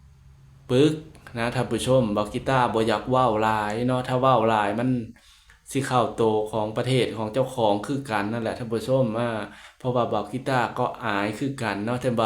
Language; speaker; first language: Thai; non-native, local second language; Lao